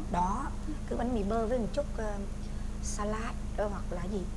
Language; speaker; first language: Vietnamese; native; Vietnamese